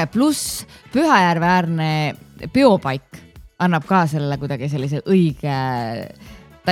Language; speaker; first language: Estonian; native; Estonian